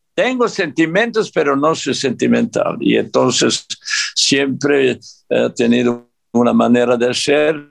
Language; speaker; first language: Spanish; non-native, fluent; Serbian